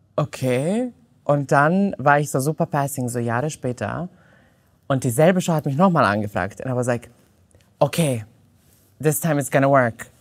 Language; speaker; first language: German; non-native, fluent; Serbian